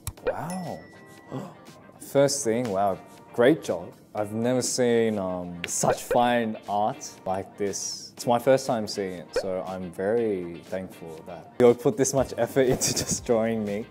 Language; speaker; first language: English; native; English